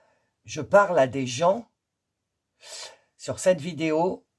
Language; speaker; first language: French; native; French